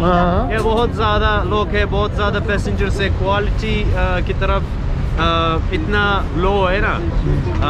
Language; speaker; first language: Hindi; non-native, learner; Turkish